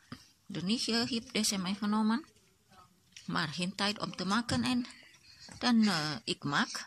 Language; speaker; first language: Dutch; non-native, learner; Indonesian